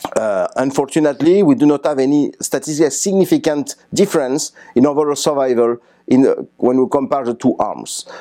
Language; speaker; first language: English; non-native, fluent; French